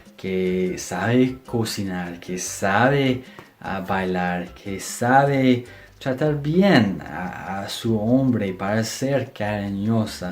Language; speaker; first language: Spanish; non-native, fluent; English